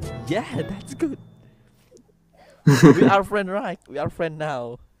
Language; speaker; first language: English; non-native, learner; Indonesian